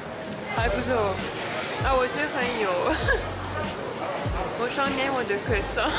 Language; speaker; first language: Chinese; non-native, learner; French